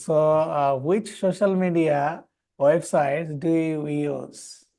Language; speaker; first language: English; non-native, learner; Bangla